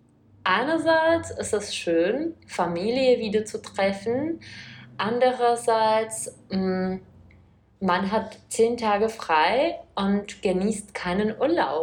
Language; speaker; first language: German; non-native, fluent; Czech